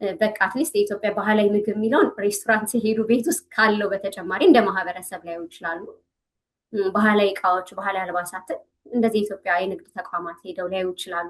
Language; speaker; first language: Amharic; native; Amharic